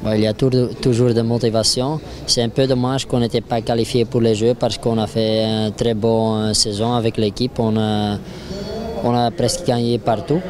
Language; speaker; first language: French; non-native, local second language; Dutch